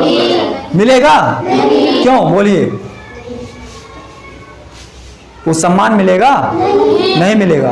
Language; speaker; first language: Hindi; native; Hindi